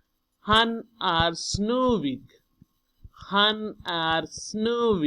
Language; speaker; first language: Swedish; non-native, learner; Urdu